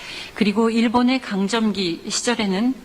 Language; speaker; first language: Korean; native; Korean